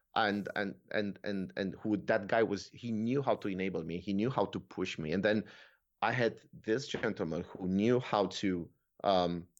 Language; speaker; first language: English; non-native, fluent; Romanian